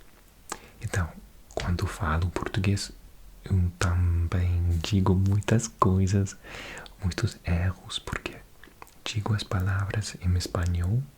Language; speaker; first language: Portuguese; non-native, fluent; English